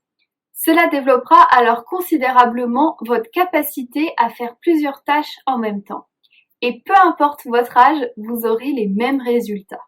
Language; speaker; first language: French; native; French